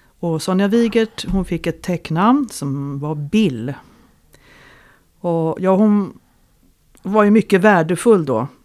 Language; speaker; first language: Swedish; native; Swedish